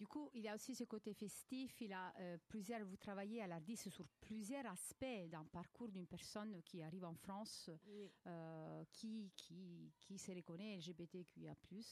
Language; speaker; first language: French; native; French